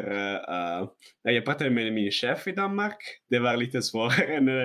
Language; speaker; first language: Swedish; non-native, learner; Italian